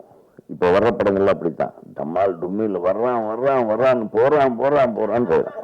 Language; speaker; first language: Tamil; native; Tamil